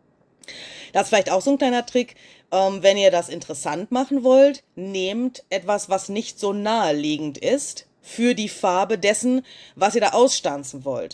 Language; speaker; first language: German; native; German